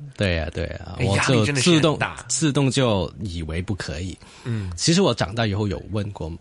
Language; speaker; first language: Chinese; non-native, fluent; Cantonese